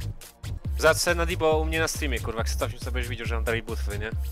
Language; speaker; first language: Polish; native; Polish